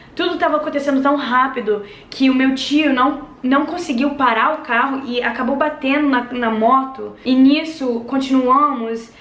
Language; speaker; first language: Portuguese; early bilingual, other home language; English